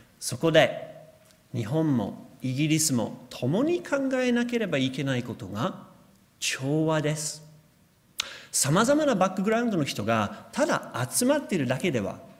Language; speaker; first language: Japanese; non-native, fluent; English